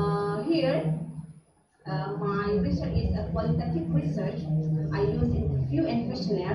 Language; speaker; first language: English; non-native, learner; Indonesian